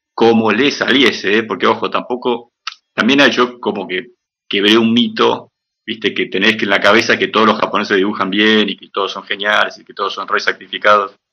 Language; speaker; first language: Spanish; native; Spanish